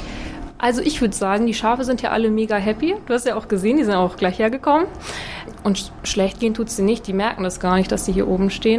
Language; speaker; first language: German; native; German